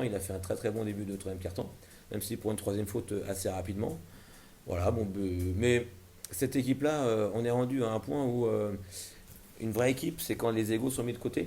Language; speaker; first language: French; native; French